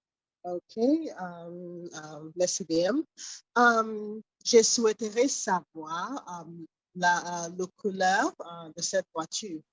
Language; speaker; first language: French; non-native, learner; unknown